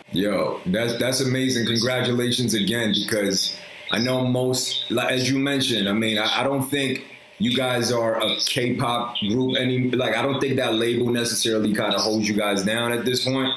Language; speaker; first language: English; early bilingual, other home language; Korean